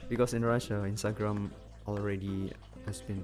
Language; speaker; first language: English; non-native, fluent; Indonesian